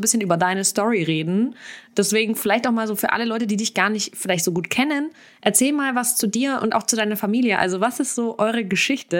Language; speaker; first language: German; early bilingual, other home language; Russian